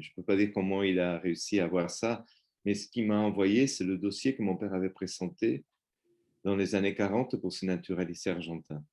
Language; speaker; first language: French; non-native, fluent; Spanish